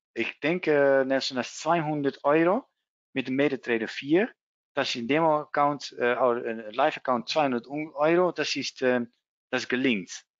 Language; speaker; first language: German; non-native, learner; Dutch